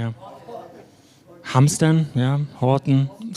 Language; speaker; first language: German; native; German